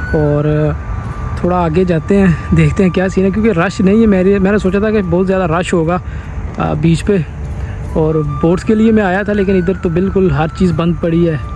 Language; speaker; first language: Urdu; non-native, local second language; Punjabi